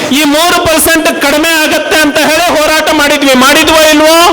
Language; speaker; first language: Kannada; non-native, local second language; Lambadi